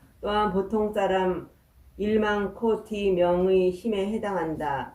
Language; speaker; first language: Korean; native; Korean